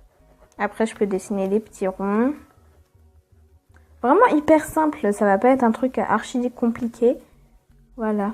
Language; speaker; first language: French; native; French